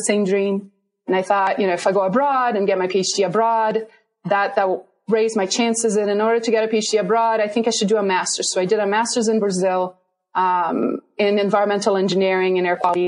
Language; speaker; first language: English; non-native, fluent; Portuguese